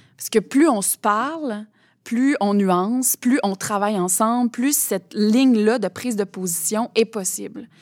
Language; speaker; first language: French; native; French